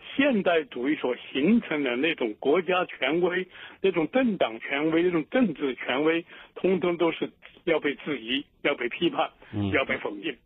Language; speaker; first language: Chinese; native; Chinese